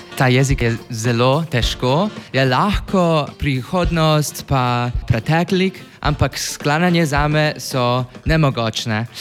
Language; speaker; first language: Slovenian; non-native, learner; English